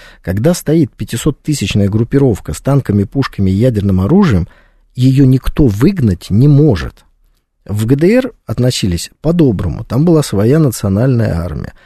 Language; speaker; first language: Russian; native; Russian